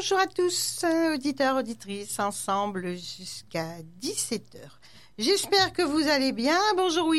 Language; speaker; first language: French; native; French